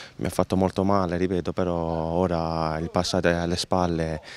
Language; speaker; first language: Italian; native; Italian